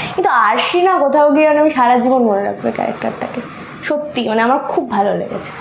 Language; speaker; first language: Bangla; native; Bangla